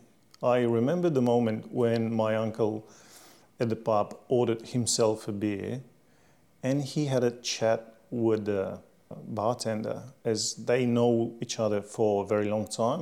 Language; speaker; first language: English; non-native, fluent; Slovenian